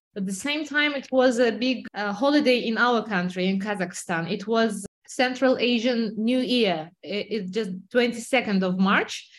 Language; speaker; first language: English; non-native, fluent; Russian